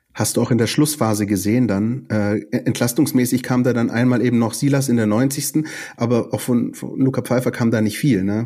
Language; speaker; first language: German; native; German